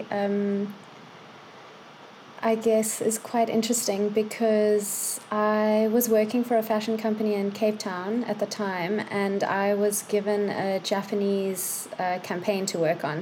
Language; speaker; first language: English; native; English